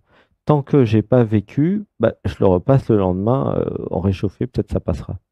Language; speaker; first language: French; native; French